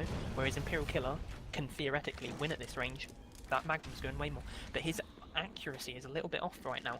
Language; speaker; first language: English; native; English